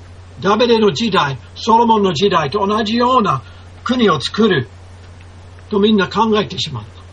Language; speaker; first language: Japanese; non-native, fluent; English